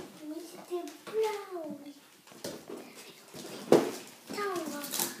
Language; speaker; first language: French; early bilingual, other home language; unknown